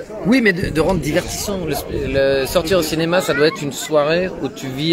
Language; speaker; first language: French; native; French